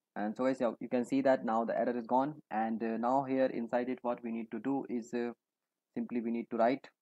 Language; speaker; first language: English; non-native, local second language; Hindi